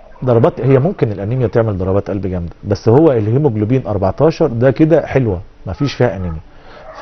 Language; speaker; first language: Arabic; native; Arabic